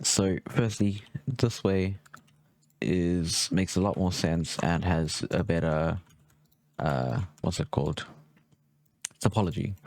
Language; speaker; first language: English; native; English